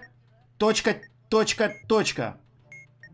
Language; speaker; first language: Russian; native; Russian